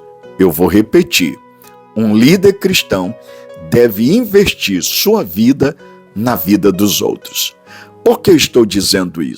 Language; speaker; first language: Portuguese; native; Portuguese